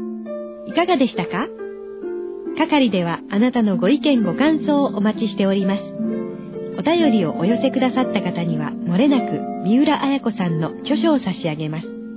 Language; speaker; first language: Japanese; native; Japanese